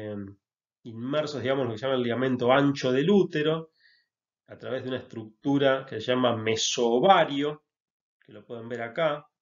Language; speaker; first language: Spanish; native; Spanish